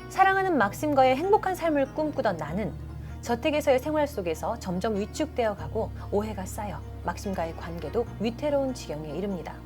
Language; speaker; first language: Korean; native; Korean